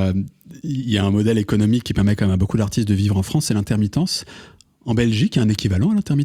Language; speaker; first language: French; native; French